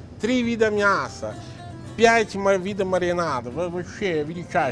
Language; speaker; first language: Russian; non-native, fluent; Italian